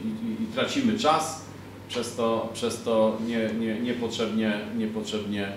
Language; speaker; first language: Polish; native; Polish